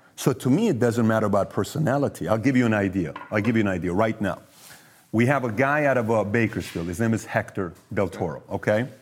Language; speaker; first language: English; early bilingual, other home language; Persian